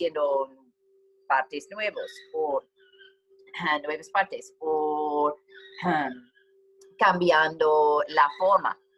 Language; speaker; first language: Spanish; non-native, learner; English